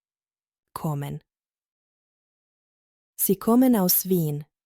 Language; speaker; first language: German; non-native, fluent; Croatian